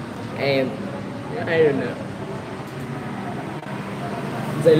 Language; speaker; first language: English; non-native, learner; Vietnamese